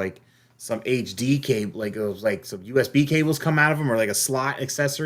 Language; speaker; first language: English; native; English